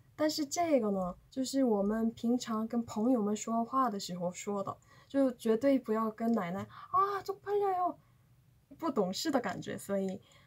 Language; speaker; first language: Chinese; non-native, fluent; Korean